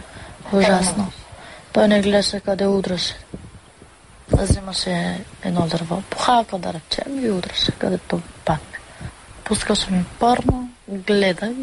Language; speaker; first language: Bulgarian; non-native, local second language; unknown